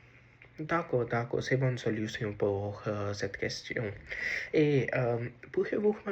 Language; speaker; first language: French; non-native, learner; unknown